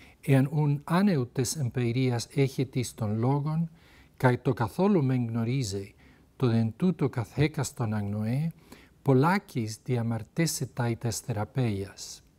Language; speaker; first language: Greek; non-native, fluent; Spanish